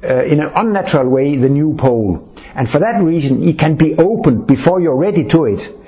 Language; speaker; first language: English; non-native, fluent; Danish